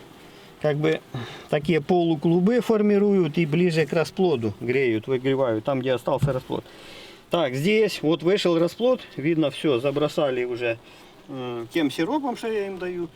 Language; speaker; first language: Russian; native; Russian